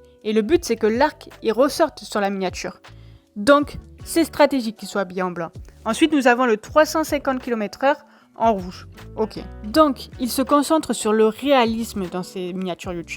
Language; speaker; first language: French; native; French